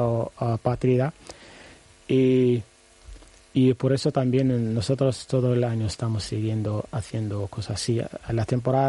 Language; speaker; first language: Spanish; non-native, learner; Arabic